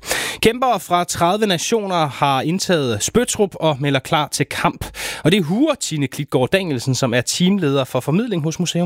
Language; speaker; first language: Danish; native; Danish